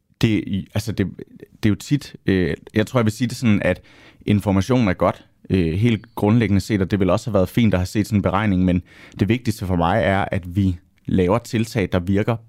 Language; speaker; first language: Danish; native; Danish